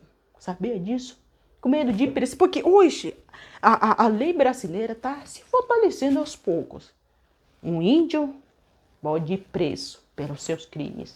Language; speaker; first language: Portuguese; non-native, local second language; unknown